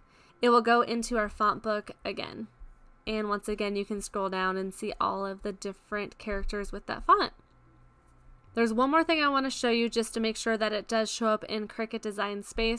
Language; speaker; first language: English; native; English